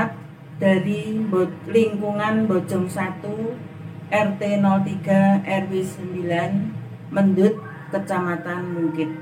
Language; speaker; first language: Indonesian; native; Indonesian